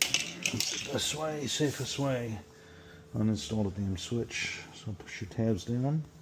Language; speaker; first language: English; native; English